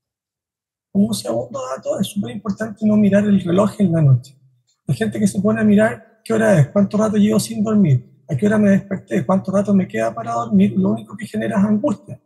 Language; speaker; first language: Spanish; native; Spanish